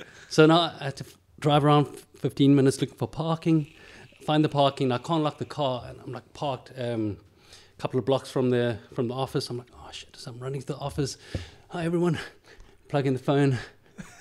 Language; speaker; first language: English; native; English